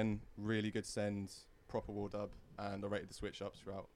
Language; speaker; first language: English; native; English